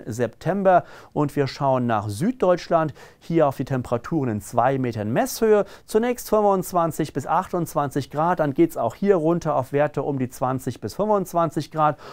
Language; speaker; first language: German; native; German